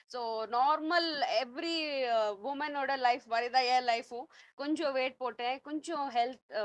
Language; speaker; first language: Tamil; non-native, local second language; Punjabi